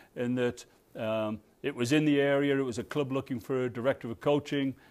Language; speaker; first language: English; native; English